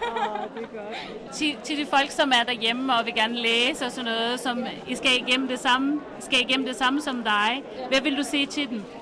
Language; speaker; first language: Danish; native; Danish